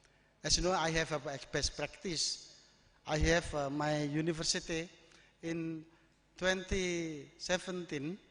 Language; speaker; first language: English; non-native, learner; Indonesian